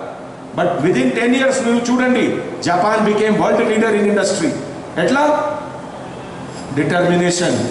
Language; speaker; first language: Telugu; non-native, fluent; Hindi